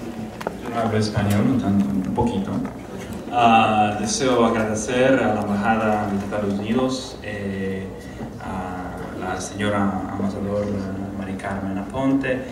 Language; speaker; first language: Spanish; non-native, learner; Romanian